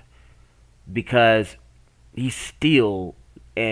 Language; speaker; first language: English; native; English